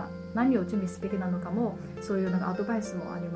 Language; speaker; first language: Japanese; non-native, fluent; Chinese